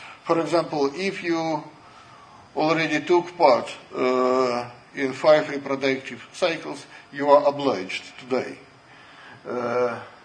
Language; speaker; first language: English; non-native, fluent; Russian